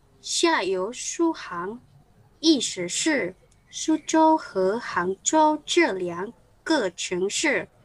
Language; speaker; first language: Chinese; non-native, learner; Indonesian